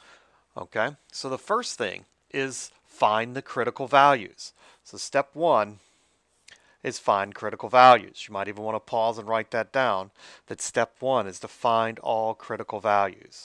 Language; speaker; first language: English; native; English